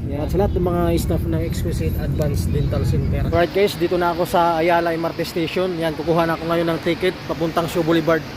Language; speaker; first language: Filipino; native; Filipino